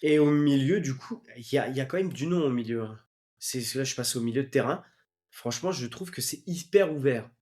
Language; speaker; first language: French; native; French